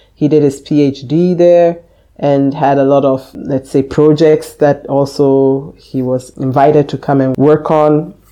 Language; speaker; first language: English; native; English